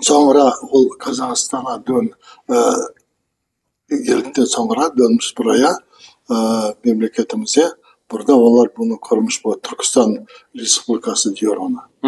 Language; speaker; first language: Turkish; non-native, learner; Kazakh